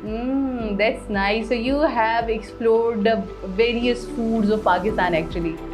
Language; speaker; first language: English; non-native, fluent; Urdu